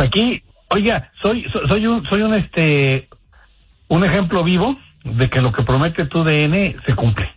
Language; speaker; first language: Spanish; native; Spanish